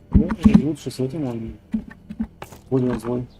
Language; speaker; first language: Russian; native; Russian